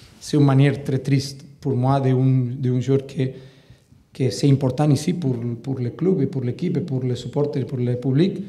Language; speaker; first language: French; non-native, learner; Catalan